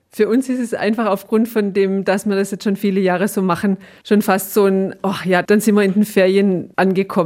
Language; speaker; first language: German; native; German